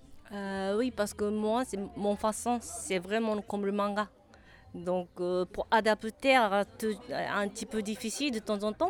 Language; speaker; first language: French; non-native, learner; Japanese